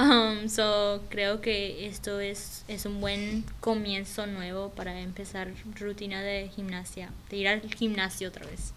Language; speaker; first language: Spanish; early bilingual, heritage; Spanish